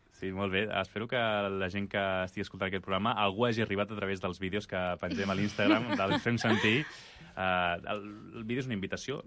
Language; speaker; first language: Catalan; native; Catalan